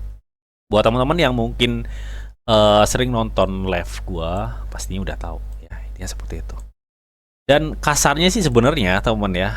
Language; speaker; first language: Indonesian; native; Indonesian